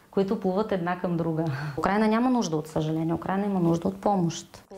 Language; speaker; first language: Bulgarian; non-native, fluent; Ukrainian